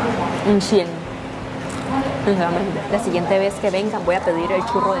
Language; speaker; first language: Spanish; native; Spanish